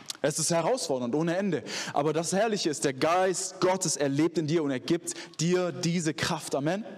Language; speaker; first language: German; early bilingual, other home language; Arabic